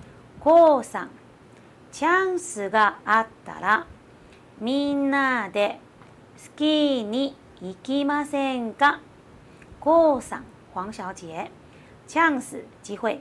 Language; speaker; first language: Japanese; non-native, fluent; Chinese